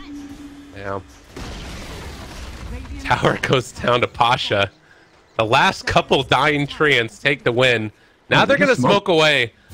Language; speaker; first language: English; native; English